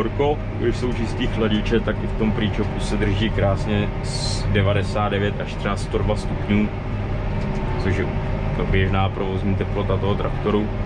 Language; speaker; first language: Czech; native; Czech